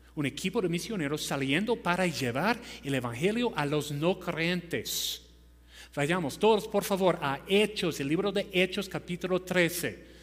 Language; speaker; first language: Spanish; non-native, fluent; English